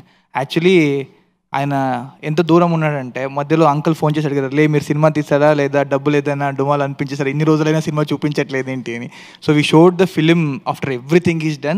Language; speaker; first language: Telugu; native; Telugu